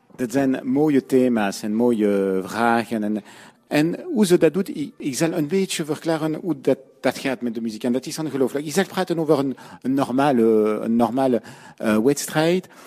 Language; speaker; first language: Dutch; non-native, learner; French